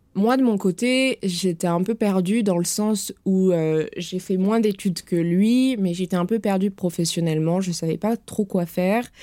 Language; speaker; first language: French; native; French